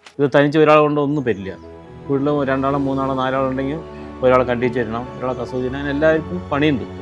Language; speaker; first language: Malayalam; non-native, local second language; Kannada